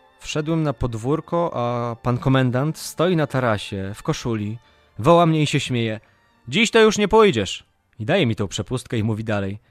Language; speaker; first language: Polish; native; Polish